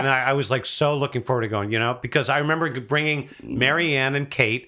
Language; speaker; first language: English; native; English